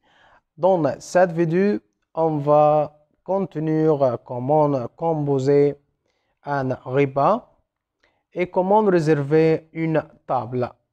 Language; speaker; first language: French; non-native, fluent; Arabic